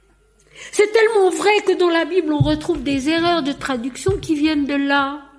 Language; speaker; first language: French; native; French